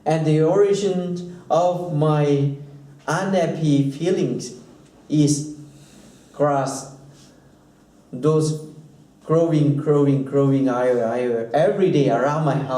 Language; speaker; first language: English; non-native, fluent; Thai